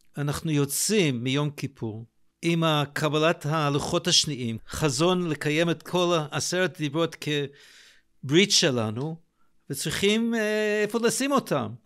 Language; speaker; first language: Hebrew; non-native, fluent; English